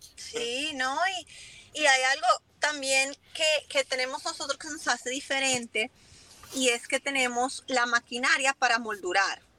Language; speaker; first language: Spanish; non-native, fluent; Italian